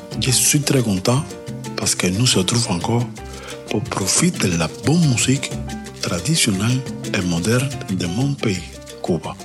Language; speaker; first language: French; non-native, learner; Spanish